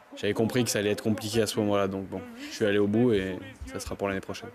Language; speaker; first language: French; native; French